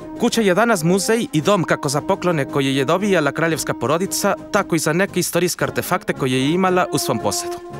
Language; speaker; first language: Croatian; non-native, fluent; Spanish